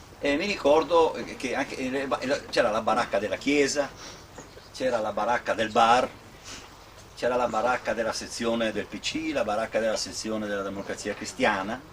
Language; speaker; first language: Italian; non-native, local second language; Sicilian